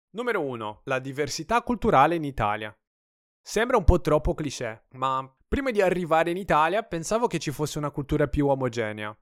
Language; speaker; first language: Italian; non-native, fluent; Portuguese